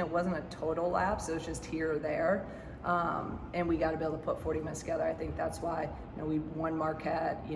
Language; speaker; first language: English; native; English